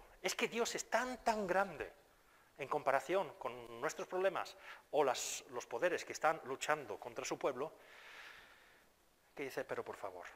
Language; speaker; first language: Spanish; non-native, fluent; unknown